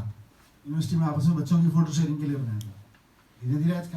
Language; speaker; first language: Hindi; native; Hindi